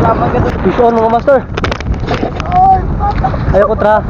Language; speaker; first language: Filipino; non-native, local second language; Cebuano